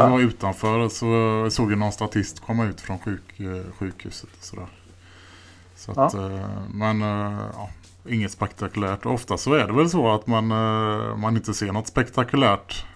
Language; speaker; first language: Swedish; native; Swedish